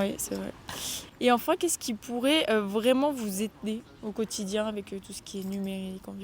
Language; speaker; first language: French; native; French